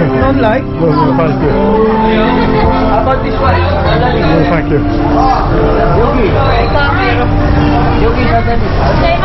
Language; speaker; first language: English; non-native, learner; Japanese